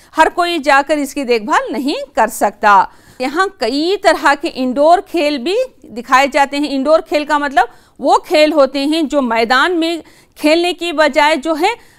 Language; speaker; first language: Urdu; native; Urdu